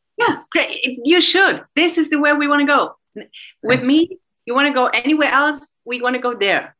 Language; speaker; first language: English; non-native, fluent; German